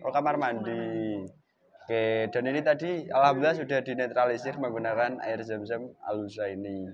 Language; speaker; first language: Indonesian; native; Indonesian